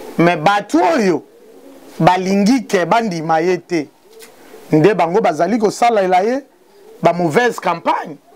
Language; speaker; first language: Lingala; non-native, local second language; Kituba (Democratic Republic of Congo)